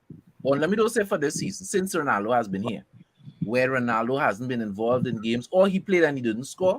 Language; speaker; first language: English; native; English